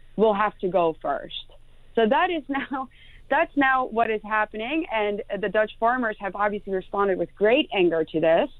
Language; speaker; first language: English; non-native, fluent; Dutch